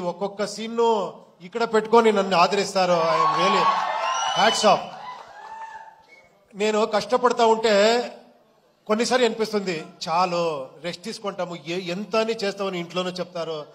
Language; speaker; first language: Telugu; non-native, local second language; Kannada